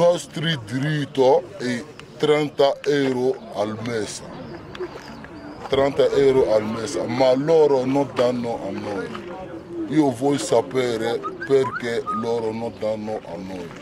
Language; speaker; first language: Italian; non-native, learner; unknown